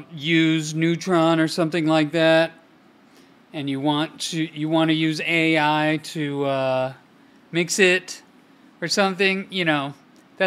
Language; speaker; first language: English; native; English